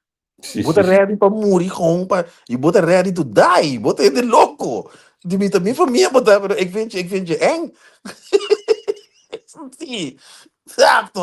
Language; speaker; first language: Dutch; non-native, local second language; Papiamento